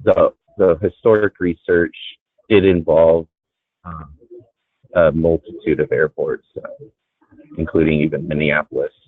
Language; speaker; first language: English; native; English